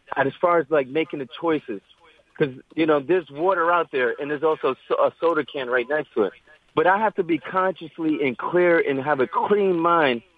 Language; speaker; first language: English; native; English